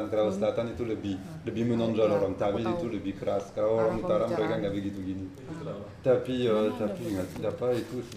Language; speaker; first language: Indonesian; non-native, fluent; French